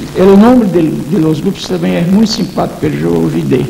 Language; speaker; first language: Spanish; non-native, fluent; Portuguese